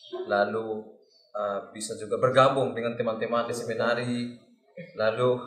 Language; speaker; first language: Indonesian; non-native, learner; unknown